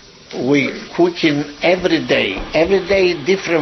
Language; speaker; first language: English; non-native, learner; Greek